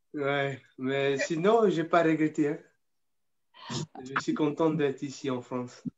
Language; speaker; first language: French; non-native, fluent; Fijian